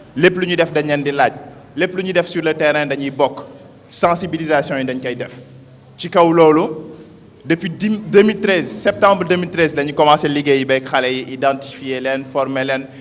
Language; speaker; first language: Wolof; non-native, local second language; Mandingo